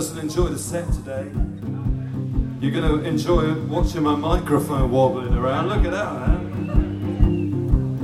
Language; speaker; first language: English; native; English